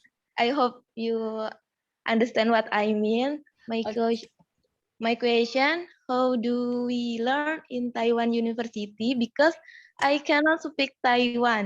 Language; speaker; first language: English; non-native, learner; Indonesian